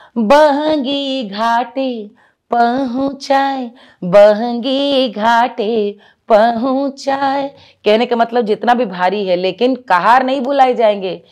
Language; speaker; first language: Hindi; native; Hindi